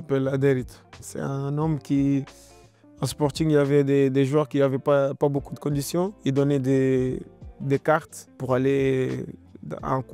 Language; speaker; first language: French; non-native, learner; Portuguese